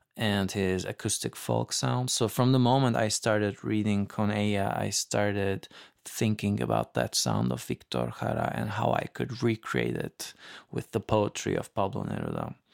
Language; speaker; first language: English; non-native, fluent; Turkish